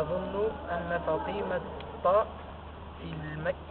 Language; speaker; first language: Arabic; non-native, learner; French